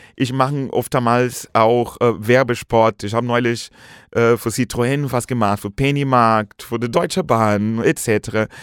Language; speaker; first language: German; non-native, fluent; Portuguese